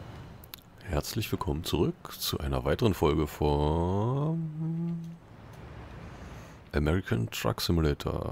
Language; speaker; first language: German; native; German